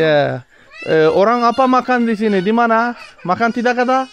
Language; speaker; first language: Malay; non-native, learner; Turkish